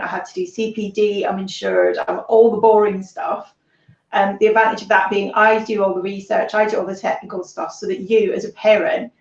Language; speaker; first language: English; native; English